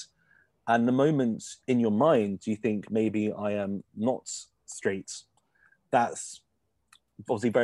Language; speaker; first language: English; native; English